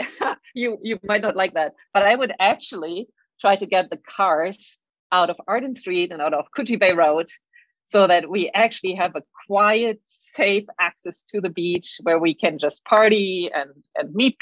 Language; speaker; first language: English; non-native, fluent; German